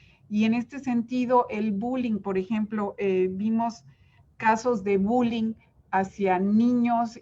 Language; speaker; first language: Spanish; native; Spanish